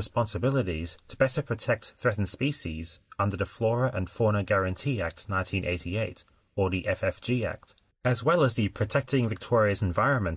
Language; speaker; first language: English; native; English